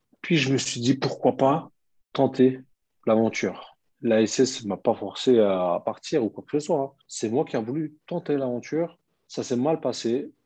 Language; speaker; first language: French; early bilingual, other home language; Turkish